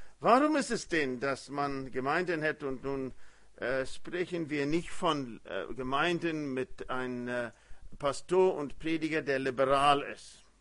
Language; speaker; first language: German; early bilingual, heritage; German